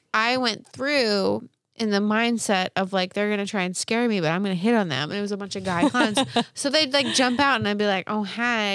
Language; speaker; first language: English; native; English